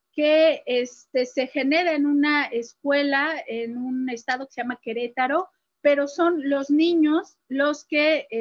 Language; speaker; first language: Spanish; native; Spanish